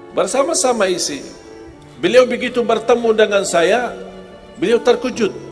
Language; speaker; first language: Indonesian; non-native, fluent; Arabic